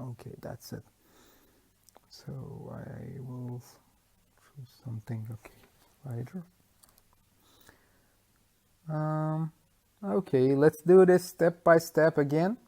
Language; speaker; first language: English; non-native, fluent; Turkish